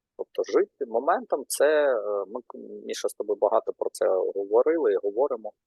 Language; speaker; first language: Ukrainian; non-native, local second language; Russian